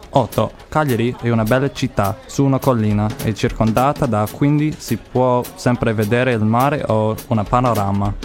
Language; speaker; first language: Italian; non-native, learner; English